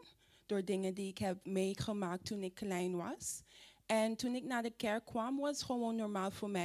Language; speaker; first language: Dutch; non-native, fluent; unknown